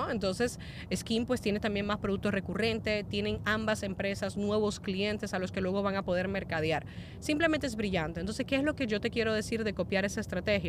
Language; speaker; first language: Spanish; native; Spanish